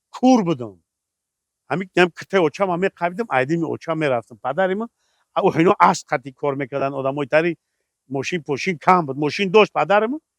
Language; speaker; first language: Tajik; native; Tajik